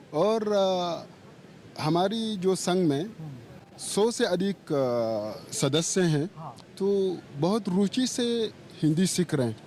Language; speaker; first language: Hindi; non-native, fluent; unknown